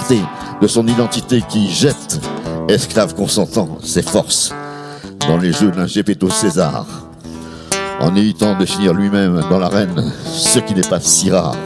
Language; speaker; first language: French; native; French